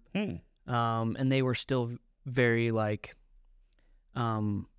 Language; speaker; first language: English; native; English